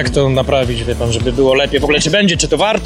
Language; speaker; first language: Polish; native; Polish